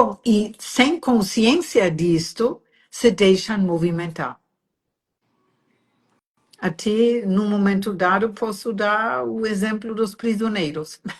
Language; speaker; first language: Portuguese; non-native, fluent; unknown